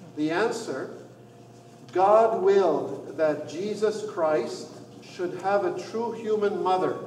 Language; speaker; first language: English; non-native, fluent; Arabic